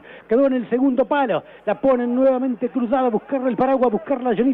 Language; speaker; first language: Spanish; native; Spanish